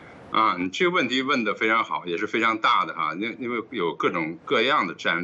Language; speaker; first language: Chinese; native; Chinese